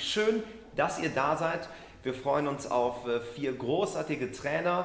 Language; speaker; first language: German; native; German